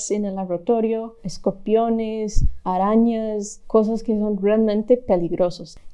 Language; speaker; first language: Spanish; non-native, fluent; English